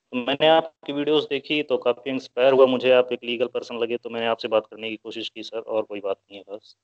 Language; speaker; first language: Hindi; native; Hindi